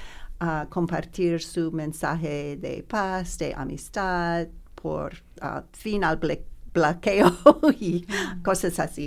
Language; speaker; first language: Spanish; non-native, learner; English